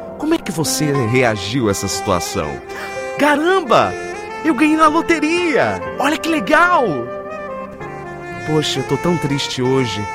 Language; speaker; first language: Portuguese; native; Portuguese